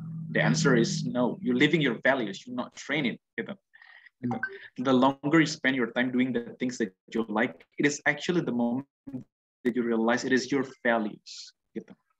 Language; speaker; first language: English; non-native, fluent; Indonesian